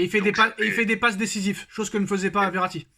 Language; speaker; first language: French; native; French